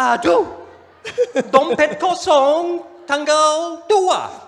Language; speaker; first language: Indonesian; non-native, fluent; English